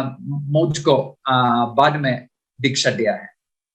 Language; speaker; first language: Hindi; non-native, learner; Finnish